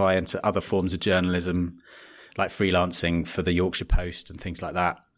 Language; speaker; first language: English; native; English